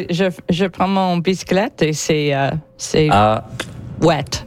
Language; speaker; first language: French; non-native, learner; English